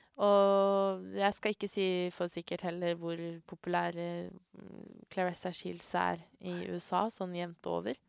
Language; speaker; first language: Norwegian; native; Norwegian